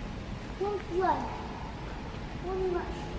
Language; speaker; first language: Russian; early bilingual, heritage; Russian